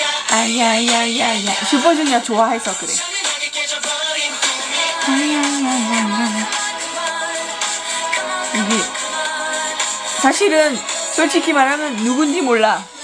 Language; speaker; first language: Korean; non-native, fluent; French